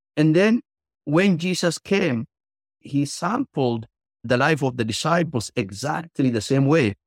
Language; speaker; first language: English; non-native, fluent; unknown